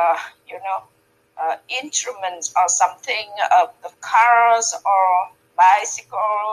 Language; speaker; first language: English; non-native, learner; Vietnamese